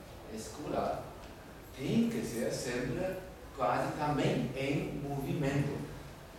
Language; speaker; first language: Portuguese; non-native, fluent; German